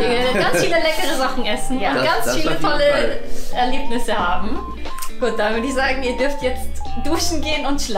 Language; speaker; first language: German; native; German